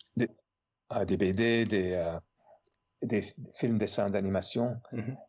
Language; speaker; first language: French; non-native, fluent; English